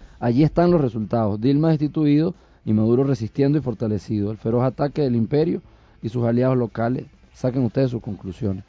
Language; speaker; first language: Spanish; native; Spanish